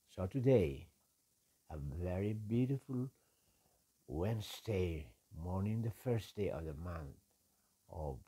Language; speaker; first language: English; non-native, local second language; Iloko